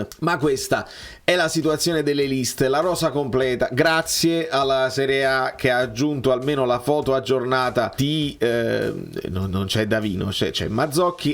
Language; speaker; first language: Italian; native; Italian